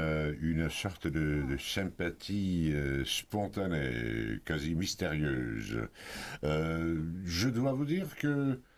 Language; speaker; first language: French; non-native, fluent; Russian